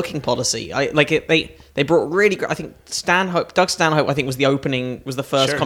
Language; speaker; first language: English; native; English